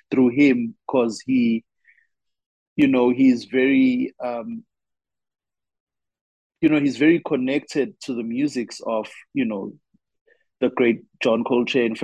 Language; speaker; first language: English; non-native, local second language; Zulu